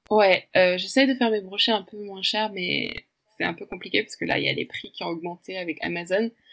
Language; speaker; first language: French; early bilingual, other home language; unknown